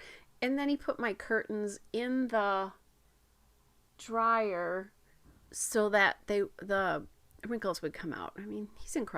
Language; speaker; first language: English; native; English